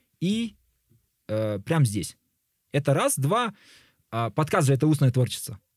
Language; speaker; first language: Russian; native; Russian